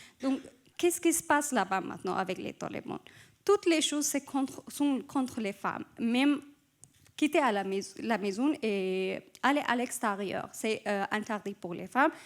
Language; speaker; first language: French; non-native, fluent; Persian